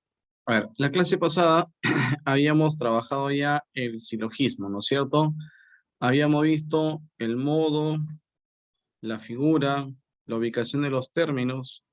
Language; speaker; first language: Spanish; native; Spanish